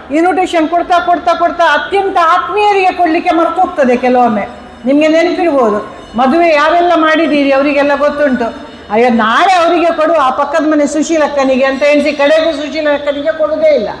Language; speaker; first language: Kannada; non-native, local second language; Konkani